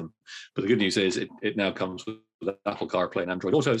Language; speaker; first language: English; native; English